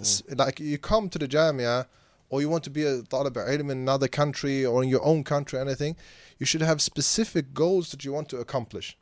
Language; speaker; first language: English; non-native, fluent; Swedish